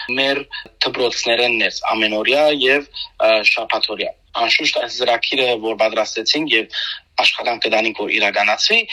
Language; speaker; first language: Armenian; native; Armenian